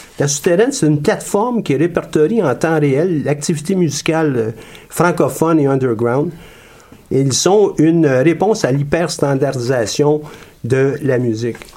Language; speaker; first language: French; native; French